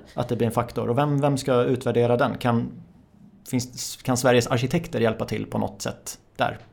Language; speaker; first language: Swedish; early bilingual, other home language; Persian